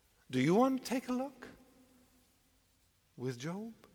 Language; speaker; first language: English; native; English